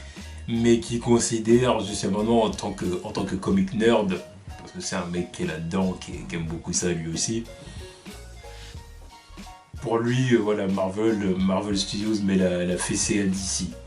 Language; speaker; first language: French; native; French